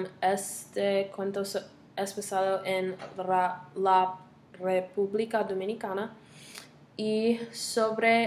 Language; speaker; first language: Spanish; non-native, learner; English